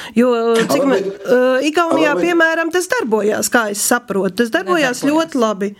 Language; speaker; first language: Latvian; native; Latvian